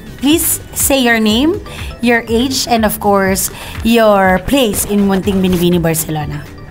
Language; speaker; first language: English; non-native, local second language; Filipino